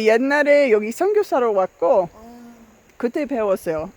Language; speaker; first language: Korean; non-native, learner; English